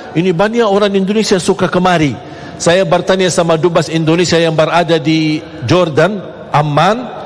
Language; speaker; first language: Malay; non-native, fluent; Arabic